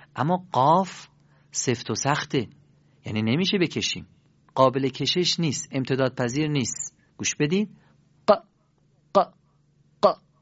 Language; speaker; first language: Persian; native; Persian